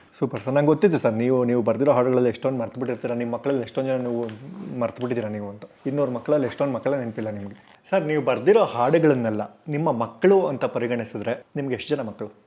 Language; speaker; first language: Kannada; native; Kannada